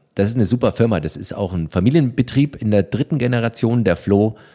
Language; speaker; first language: German; native; German